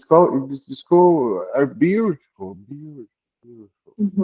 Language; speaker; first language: English; non-native, learner; Portuguese